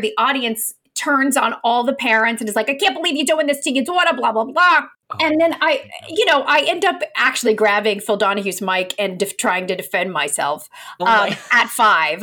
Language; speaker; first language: English; native; English